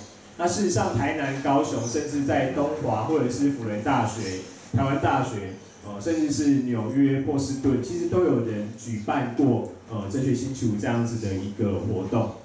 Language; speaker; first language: Chinese; native; Chinese